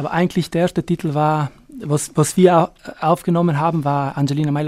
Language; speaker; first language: German; non-native, fluent; Albanian